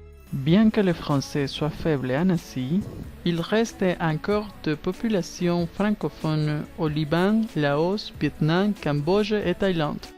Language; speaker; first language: French; non-native, learner; Spanish